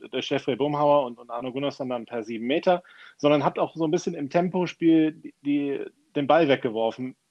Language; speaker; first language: German; native; German